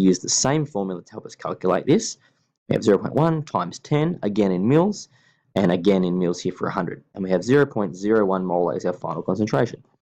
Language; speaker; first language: English; native; English